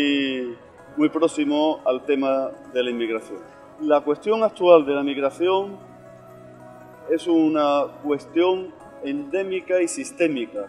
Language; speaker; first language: Spanish; native; Spanish